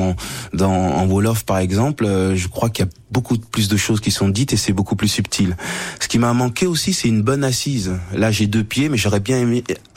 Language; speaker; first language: French; native; French